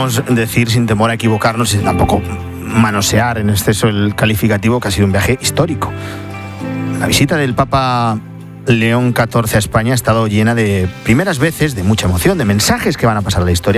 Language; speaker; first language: Spanish; native; Spanish